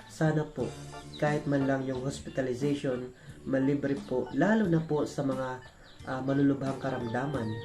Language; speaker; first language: Filipino; non-native, local second language; Waray